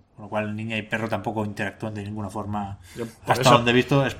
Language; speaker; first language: Spanish; native; Spanish